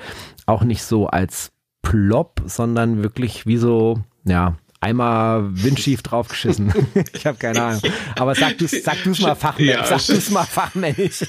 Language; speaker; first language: German; native; German